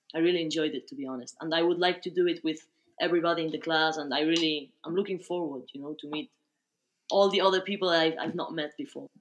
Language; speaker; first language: English; non-native, fluent; Spanish